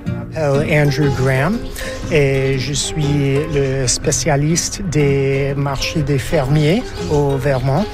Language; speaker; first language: French; non-native, fluent; English